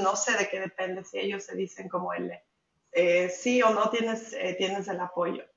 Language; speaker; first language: Spanish; native; Spanish